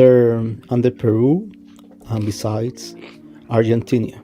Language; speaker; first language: English; non-native, fluent; Spanish